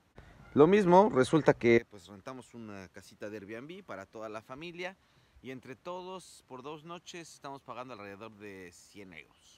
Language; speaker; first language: Spanish; native; Spanish